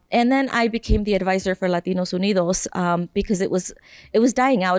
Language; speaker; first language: English; native; English